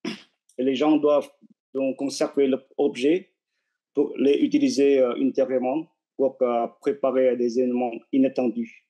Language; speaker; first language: French; non-native, fluent; Vietnamese